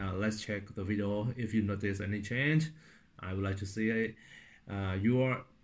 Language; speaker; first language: English; non-native, fluent; Thai